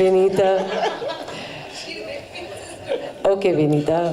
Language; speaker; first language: Tamil; non-native, fluent; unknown